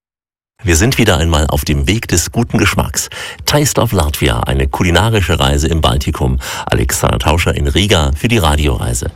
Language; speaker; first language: German; native; German